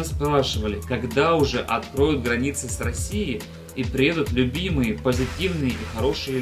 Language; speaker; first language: Russian; native; Russian